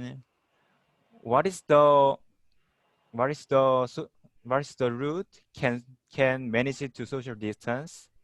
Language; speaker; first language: English; non-native, learner; Korean